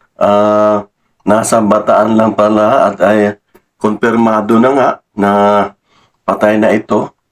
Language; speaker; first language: Filipino; non-native, local second language; Cebuano